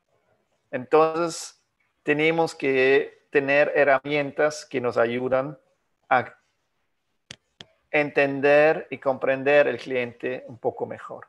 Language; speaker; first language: Spanish; non-native, fluent; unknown